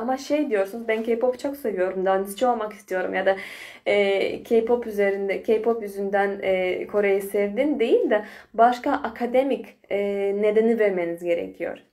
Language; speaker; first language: Turkish; non-native, fluent; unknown